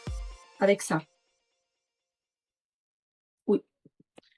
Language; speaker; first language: French; non-native, learner; Italian